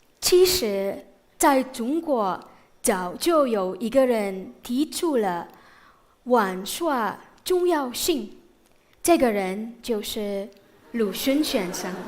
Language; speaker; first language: Chinese; non-native, fluent; Indonesian